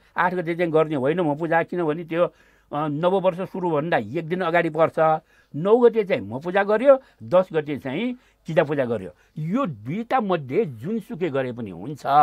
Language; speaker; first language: Nepali; non-native, local second language; Newari